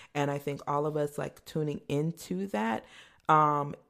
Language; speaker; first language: English; native; English